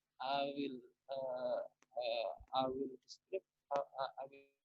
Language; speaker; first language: English; non-native, learner; Indonesian